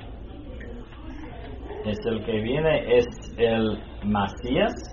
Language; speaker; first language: Spanish; non-native, fluent; English